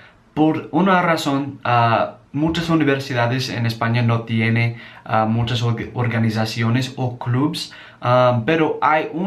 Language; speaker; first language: Spanish; non-native, learner; English